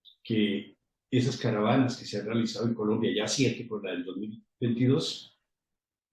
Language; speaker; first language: Spanish; native; Spanish